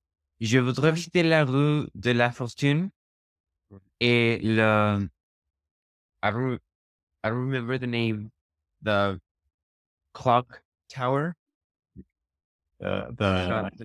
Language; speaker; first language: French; non-native, learner; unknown